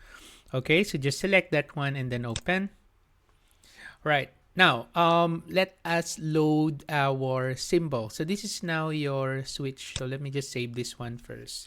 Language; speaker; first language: English; non-native, local second language; Filipino